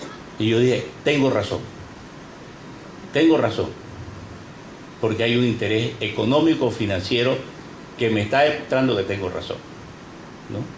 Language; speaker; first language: Spanish; native; Spanish